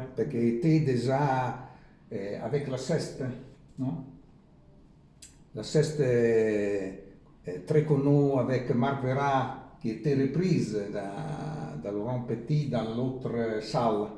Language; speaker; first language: French; non-native, learner; Italian